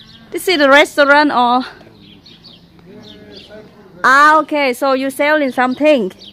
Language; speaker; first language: English; non-native, learner; Vietnamese